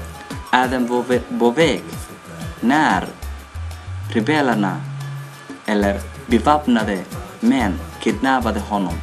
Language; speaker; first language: Swedish; non-native, learner; Somali